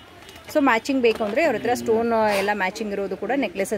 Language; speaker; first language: Kannada; native; Kannada